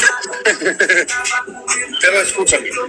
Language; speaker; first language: Spanish; non-native, learner; Albanian